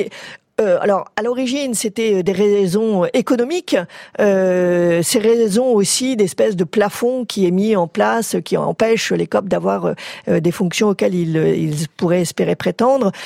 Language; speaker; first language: French; native; French